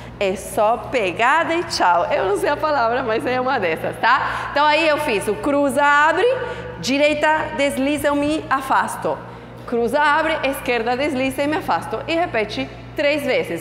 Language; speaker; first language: Portuguese; non-native, fluent; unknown